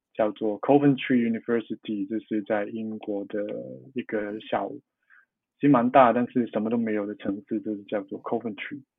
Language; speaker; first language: Chinese; non-native, local second language; Cantonese